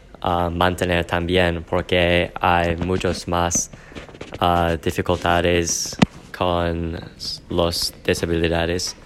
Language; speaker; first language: Spanish; non-native, learner; English